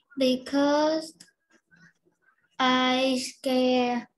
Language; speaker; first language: English; non-native, learner; Vietnamese